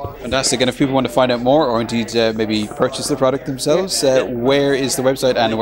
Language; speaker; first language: English; native; English